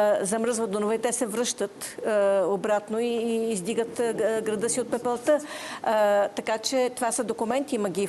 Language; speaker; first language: Bulgarian; native; Bulgarian